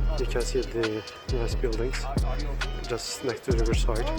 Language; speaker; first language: English; non-native, fluent; Turkish